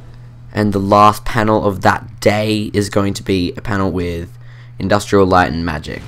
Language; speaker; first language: English; native; English